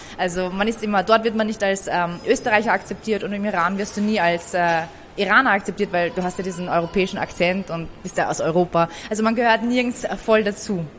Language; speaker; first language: German; early bilingual, other home language; Persian